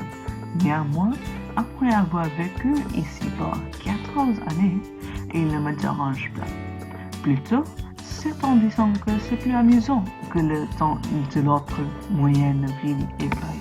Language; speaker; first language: French; non-native, learner; English